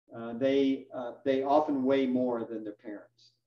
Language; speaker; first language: English; native; English